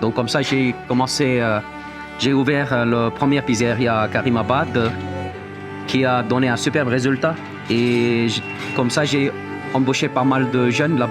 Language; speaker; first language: French; non-native, fluent; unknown